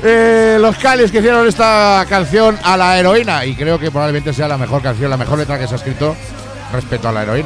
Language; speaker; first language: Spanish; native; Spanish